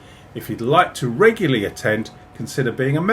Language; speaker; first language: English; native; English